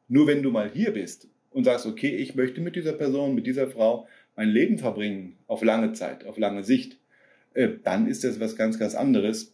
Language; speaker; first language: German; native; German